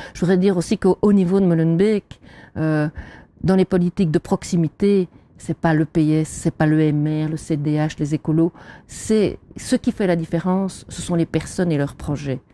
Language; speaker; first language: French; native; French